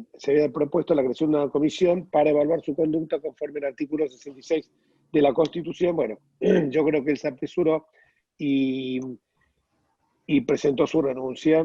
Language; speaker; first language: Spanish; native; Spanish